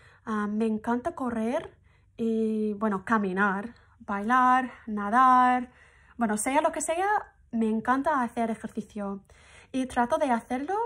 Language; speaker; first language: Spanish; non-native, fluent; English